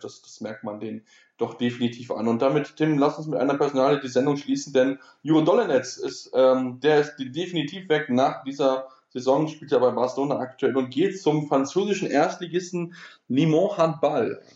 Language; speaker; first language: German; native; German